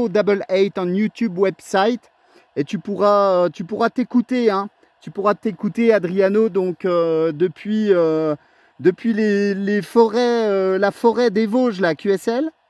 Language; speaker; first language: French; native; French